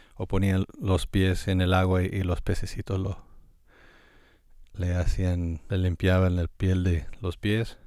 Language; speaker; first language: Spanish; non-native, fluent; English